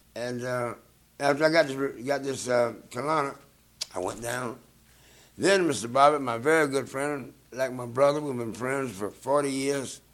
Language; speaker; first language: English; native; English